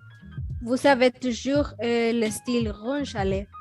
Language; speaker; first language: French; non-native, learner; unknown